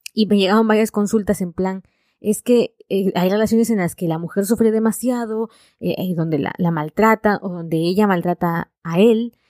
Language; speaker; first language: Spanish; native; Spanish